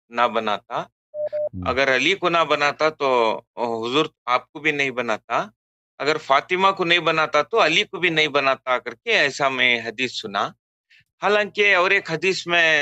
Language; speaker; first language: Urdu; native; Urdu